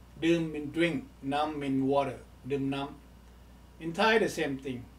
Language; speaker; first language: English; non-native, fluent; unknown